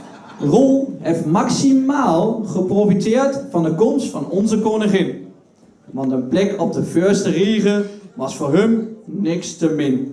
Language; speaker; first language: Dutch; native; Dutch